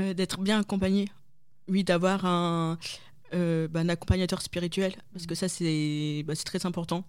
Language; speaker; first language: French; native; French